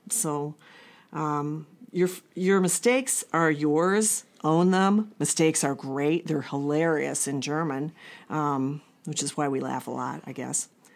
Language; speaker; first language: English; native; English